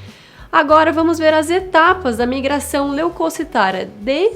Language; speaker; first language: Portuguese; native; Portuguese